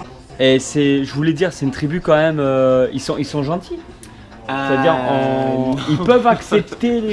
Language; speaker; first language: French; native; French